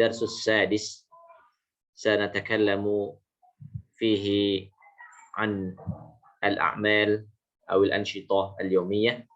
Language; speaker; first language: Arabic; non-native, fluent; Indonesian